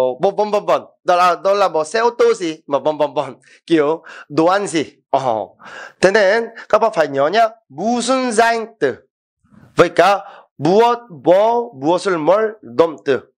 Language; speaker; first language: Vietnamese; non-native, fluent; Korean